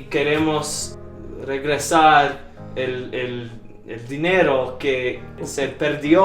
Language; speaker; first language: Spanish; non-native, learner; English